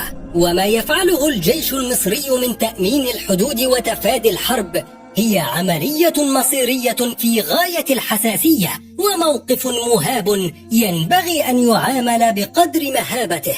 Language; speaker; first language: Arabic; native; Arabic